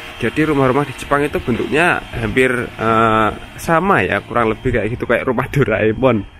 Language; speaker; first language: Indonesian; native; Indonesian